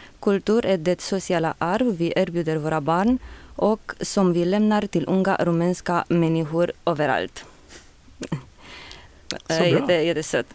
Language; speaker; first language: Swedish; non-native, fluent; Romanian